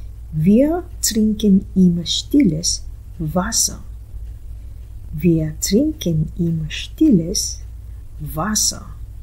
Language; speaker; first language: German; non-native, fluent; Filipino